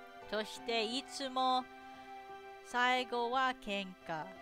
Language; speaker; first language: Japanese; non-native, learner; English